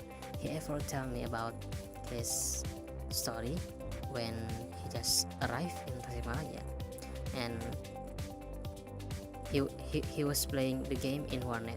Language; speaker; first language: English; non-native, learner; Indonesian